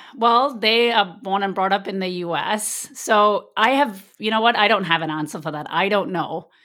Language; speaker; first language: English; early bilingual, other home language; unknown